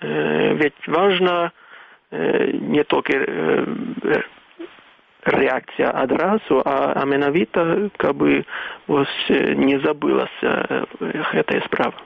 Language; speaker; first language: Belarusian; non-native, fluent; Swedish